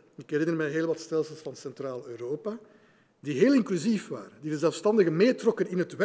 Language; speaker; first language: Dutch; native; Dutch